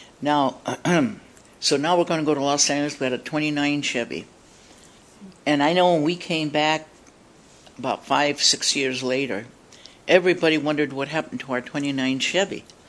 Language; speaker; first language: English; early bilingual, other home language; Spanish